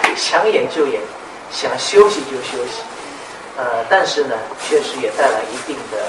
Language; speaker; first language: Chinese; native; Chinese